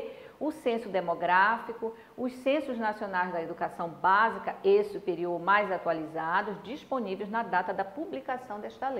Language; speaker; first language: Portuguese; native; Portuguese